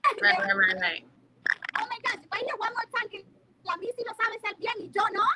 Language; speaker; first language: Spanish; early bilingual, heritage; Spanish